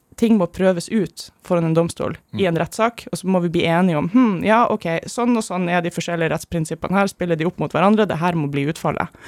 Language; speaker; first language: Norwegian; early bilingual, other home language; German